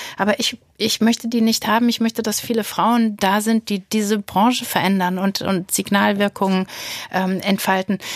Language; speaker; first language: German; native; German